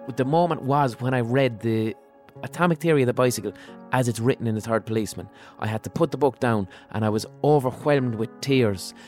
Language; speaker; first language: English; native; English